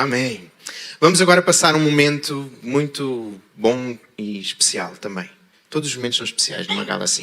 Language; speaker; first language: Portuguese; native; Portuguese